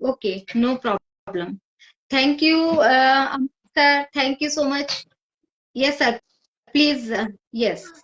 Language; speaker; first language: Hindi; native; Hindi